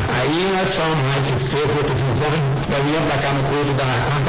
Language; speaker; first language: Portuguese; native; Portuguese